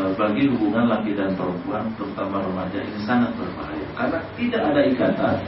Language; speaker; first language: Indonesian; non-native, local second language; Sundanese